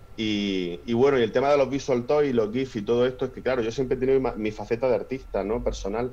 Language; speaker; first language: Spanish; native; Spanish